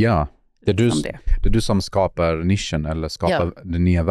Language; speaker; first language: Swedish; non-native, fluent; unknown